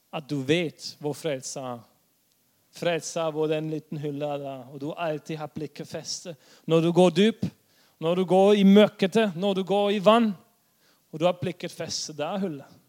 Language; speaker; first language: Norwegian; non-native, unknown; German